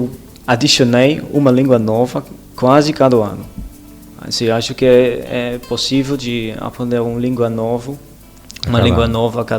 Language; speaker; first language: Portuguese; non-native, learner; Dutch